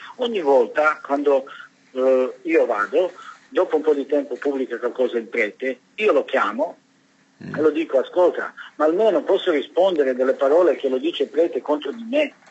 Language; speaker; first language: Italian; non-native, learner; Serbian